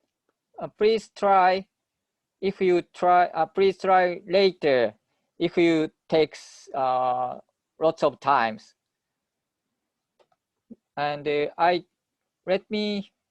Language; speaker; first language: English; non-native, fluent; Japanese